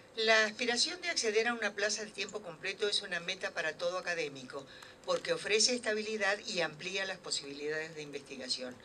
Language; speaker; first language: Spanish; native; Spanish